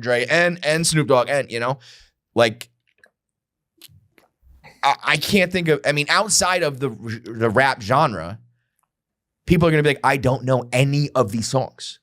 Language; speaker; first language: English; native; English